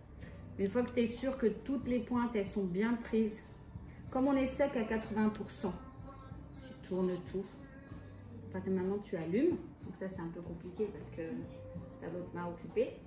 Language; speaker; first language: French; native; French